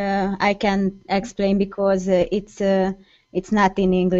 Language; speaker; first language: English; non-native, learner; Hungarian